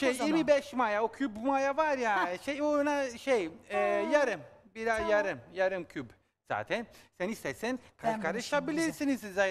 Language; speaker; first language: Turkish; non-native, learner; Italian